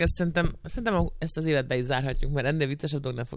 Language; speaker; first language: Hungarian; native; Hungarian